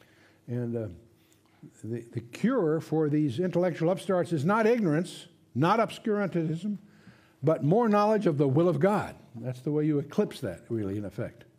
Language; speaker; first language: English; native; English